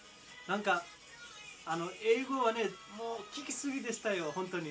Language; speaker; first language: Japanese; non-native, fluent; Nepali